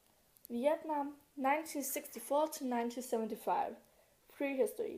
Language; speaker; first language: English; non-native, learner; Danish